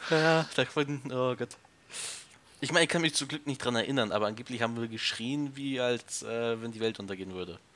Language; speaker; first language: German; native; German